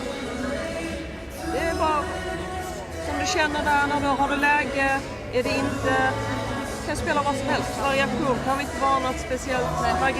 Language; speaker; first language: Swedish; native; Swedish